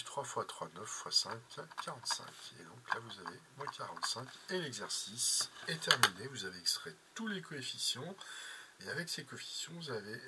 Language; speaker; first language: French; native; French